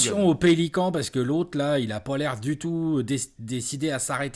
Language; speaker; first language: French; native; French